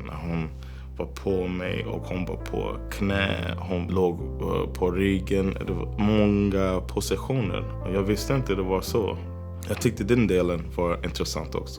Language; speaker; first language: Swedish; non-native, fluent; English